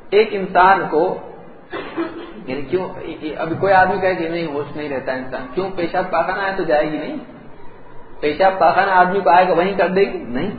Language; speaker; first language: Urdu; native; Urdu